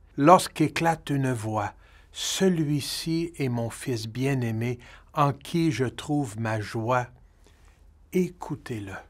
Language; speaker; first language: French; native; French